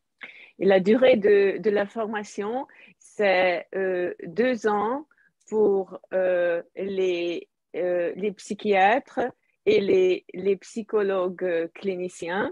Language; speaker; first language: French; non-native, fluent; Hungarian